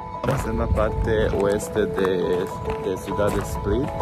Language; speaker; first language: Spanish; non-native, learner; Croatian